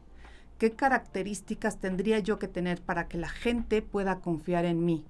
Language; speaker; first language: Spanish; native; Spanish